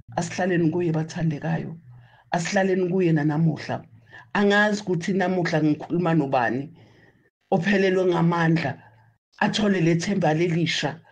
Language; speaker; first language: Zulu; non-native, local second language; Swati